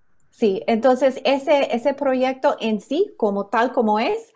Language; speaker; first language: Spanish; non-native, fluent; English